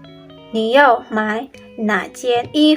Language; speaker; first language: Chinese; non-native, learner; Indonesian